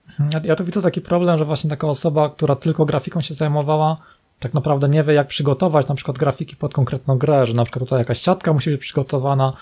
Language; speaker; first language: Polish; native; Polish